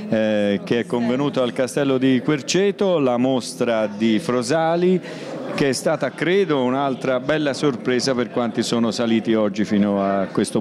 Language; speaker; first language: Italian; native; Italian